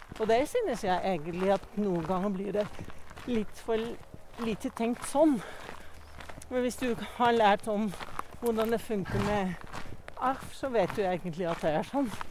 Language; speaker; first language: Norwegian; non-native, fluent; Dutch